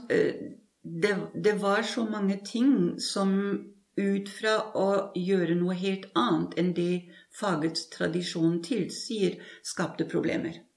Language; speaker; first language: Norwegian; non-native, fluent; German